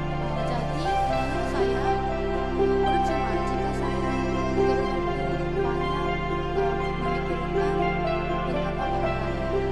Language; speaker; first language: Indonesian; non-native, fluent; Korean